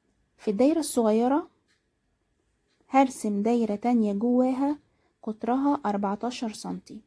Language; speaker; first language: Arabic; native; Arabic